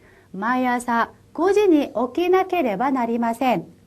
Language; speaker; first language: Japanese; non-native, fluent; Korean